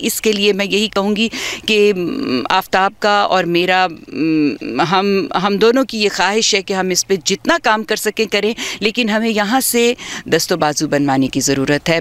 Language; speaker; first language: Urdu; native; Urdu